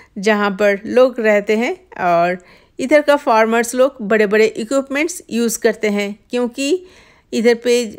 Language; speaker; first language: Hindi; non-native, local second language; Bangla